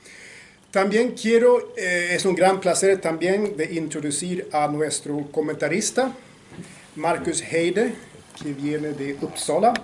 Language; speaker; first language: Spanish; non-native, fluent; Swedish